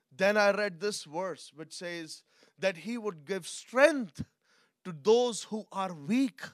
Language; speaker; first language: English; non-native, local second language; Urdu